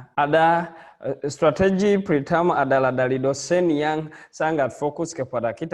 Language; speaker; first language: Indonesian; non-native, learner; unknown